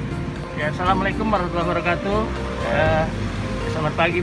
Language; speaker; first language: Indonesian; native; Indonesian